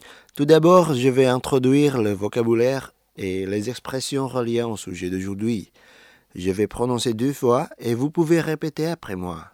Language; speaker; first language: French; non-native, fluent; Indonesian